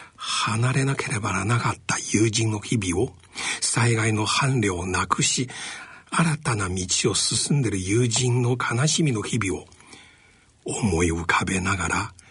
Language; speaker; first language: Japanese; non-native, fluent; Chinese